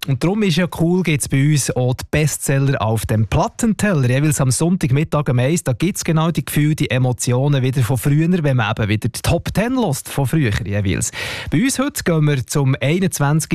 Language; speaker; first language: German; native; German